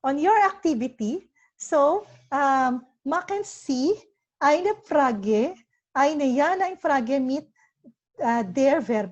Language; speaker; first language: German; non-native, learner; Filipino